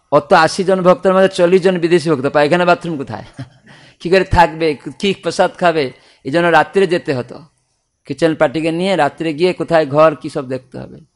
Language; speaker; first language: Bangla; non-native, fluent; Odia